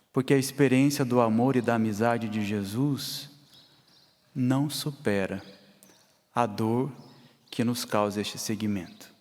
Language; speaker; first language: Portuguese; native; Portuguese